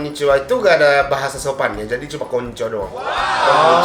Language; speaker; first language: Indonesian; non-native, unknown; Japanese